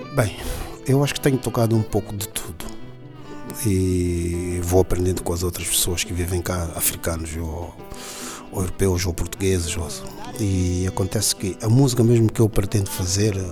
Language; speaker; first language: Portuguese; non-native, local second language; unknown